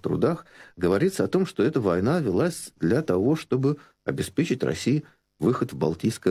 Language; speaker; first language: Russian; native; Russian